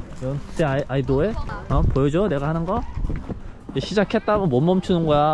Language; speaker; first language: Korean; native; Korean